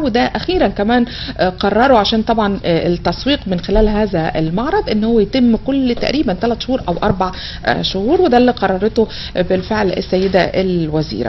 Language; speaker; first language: Arabic; native; Arabic